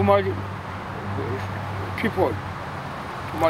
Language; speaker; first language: English; non-native, learner; Persian